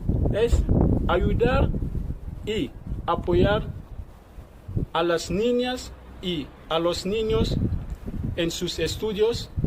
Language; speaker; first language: Spanish; non-native, fluent; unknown